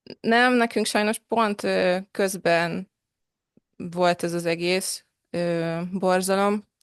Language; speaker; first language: Hungarian; native; Hungarian